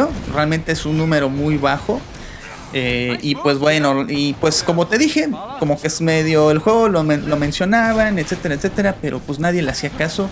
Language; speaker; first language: Spanish; native; Spanish